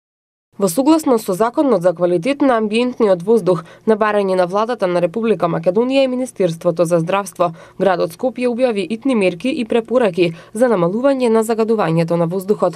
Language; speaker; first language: Macedonian; native; Macedonian